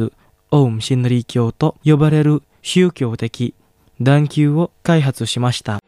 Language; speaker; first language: Japanese; non-native, fluent; Indonesian